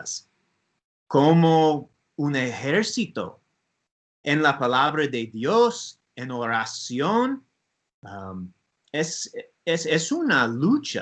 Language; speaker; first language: Spanish; non-native, learner; English